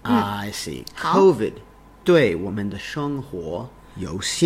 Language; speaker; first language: Chinese; non-native, learner; English